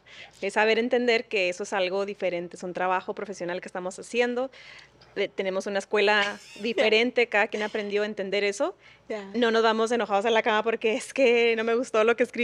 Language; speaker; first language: Spanish; native; Spanish